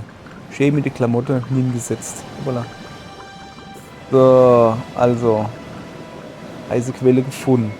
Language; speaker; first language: German; native; German